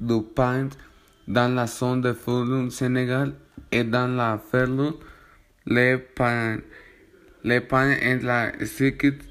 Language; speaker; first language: French; non-native, learner; Spanish